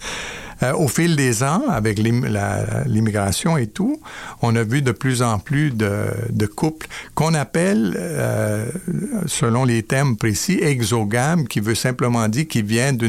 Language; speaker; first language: French; native; French